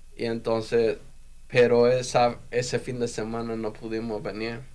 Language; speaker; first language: Spanish; native; Spanish